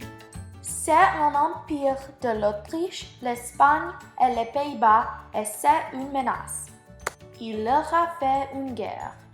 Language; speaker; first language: French; non-native, learner; English